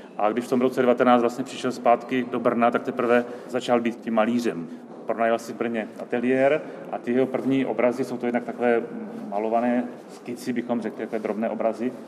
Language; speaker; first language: Czech; native; Czech